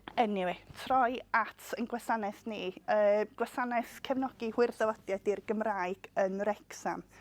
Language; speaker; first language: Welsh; non-native, local second language; English